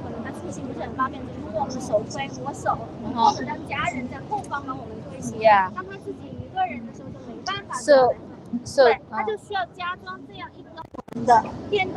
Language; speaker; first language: Chinese; native; Chinese